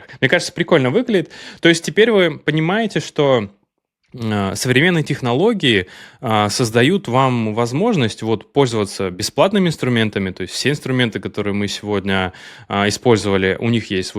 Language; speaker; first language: Russian; native; Russian